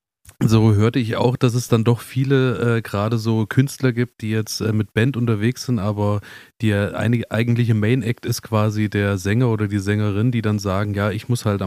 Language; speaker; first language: German; native; German